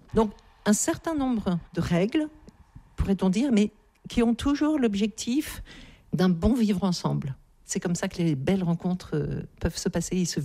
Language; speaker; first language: French; native; French